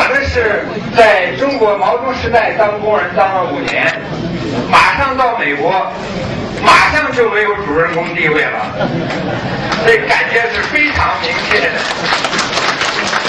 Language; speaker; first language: Chinese; early bilingual, other home language; English